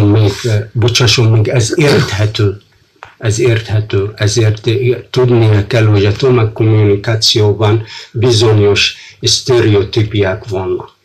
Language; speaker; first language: Hungarian; non-native, fluent; Arabic